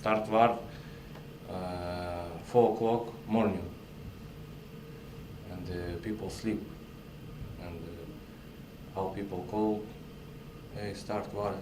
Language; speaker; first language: English; non-native, learner; Russian